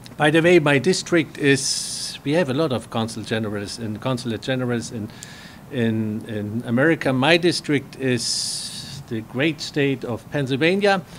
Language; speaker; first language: English; non-native, fluent; German